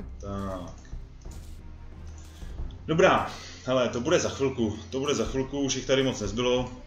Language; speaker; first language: Czech; native; Czech